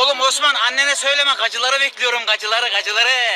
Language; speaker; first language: Turkish; native; Turkish